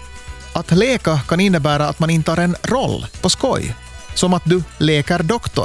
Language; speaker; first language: Swedish; native; Swedish